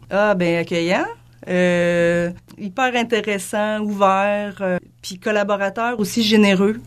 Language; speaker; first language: French; native; French